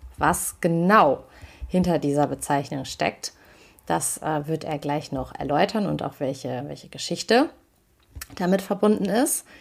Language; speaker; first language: German; native; German